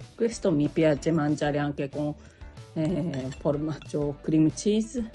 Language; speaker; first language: Italian; non-native, learner; Japanese